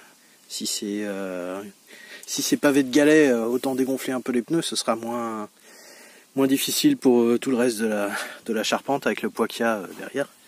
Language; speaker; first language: French; native; French